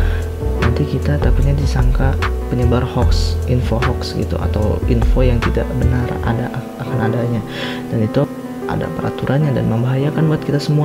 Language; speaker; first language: Indonesian; native; Indonesian